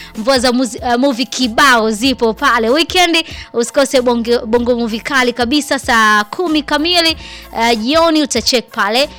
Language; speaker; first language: Swahili; native; Swahili